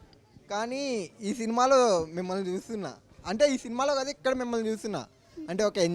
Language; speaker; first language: Telugu; native; Telugu